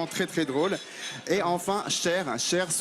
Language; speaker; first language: French; native; French